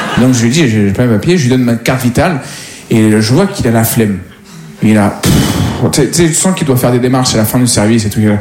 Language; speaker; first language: French; native; French